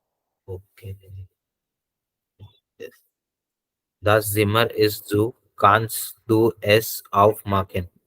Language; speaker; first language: German; non-native, learner; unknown